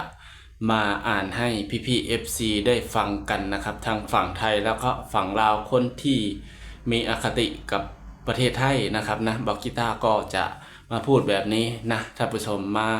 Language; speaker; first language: Thai; non-native, local second language; Lao